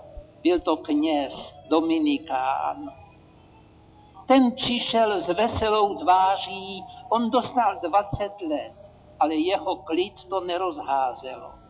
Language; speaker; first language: Czech; native; Czech